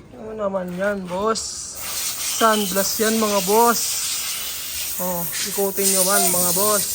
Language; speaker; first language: Filipino; native; Filipino